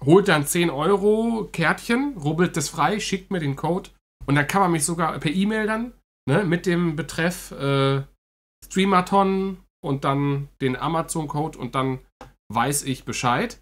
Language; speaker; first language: German; native; German